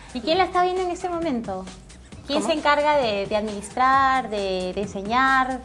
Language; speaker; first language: Spanish; native; Spanish